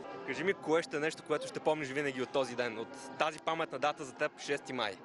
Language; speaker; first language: Bulgarian; native; Bulgarian